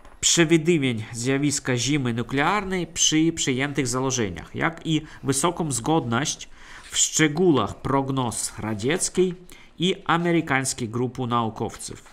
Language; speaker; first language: Polish; non-native, fluent; Russian